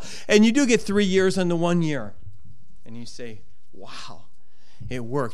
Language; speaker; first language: English; native; English